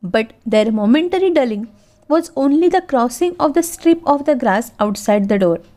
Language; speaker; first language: English; non-native, local second language; Marathi